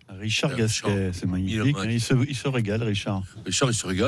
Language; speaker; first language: French; native; French